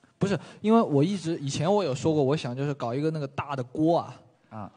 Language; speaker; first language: Chinese; native; Chinese